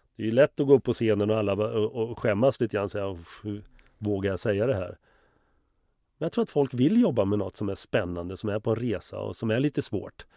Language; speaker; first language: Swedish; native; Swedish